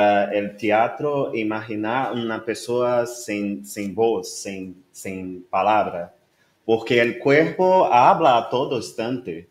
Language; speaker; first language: Spanish; non-native, learner; Portuguese